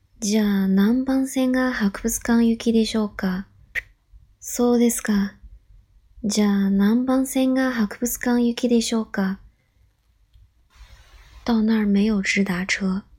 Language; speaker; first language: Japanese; non-native, fluent; Chinese